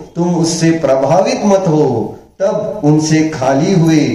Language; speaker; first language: Hindi; non-native, local second language; Marathi